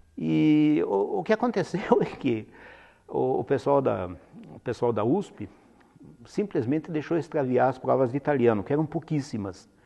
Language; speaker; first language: Portuguese; non-native, fluent; Italian